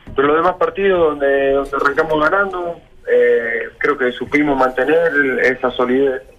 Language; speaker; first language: Spanish; native; Spanish